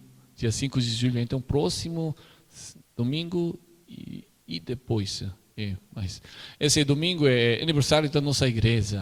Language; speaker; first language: Portuguese; non-native, learner; Korean